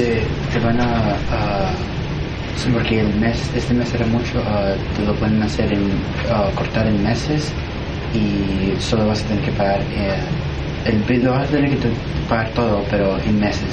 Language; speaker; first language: Spanish; early bilingual, heritage; Spanish